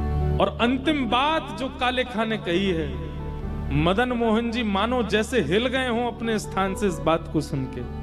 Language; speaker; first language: Hindi; native; Hindi